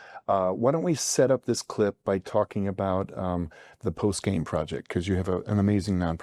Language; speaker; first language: English; native; English